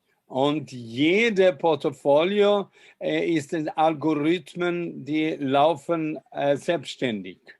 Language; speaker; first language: German; non-native, fluent; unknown